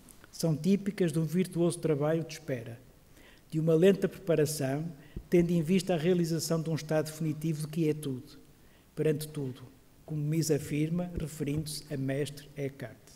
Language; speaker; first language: Portuguese; native; Portuguese